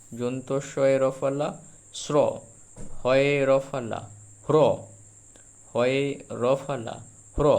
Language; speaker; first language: Bangla; native; Bangla